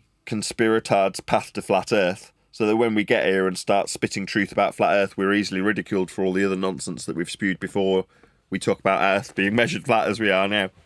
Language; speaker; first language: English; native; English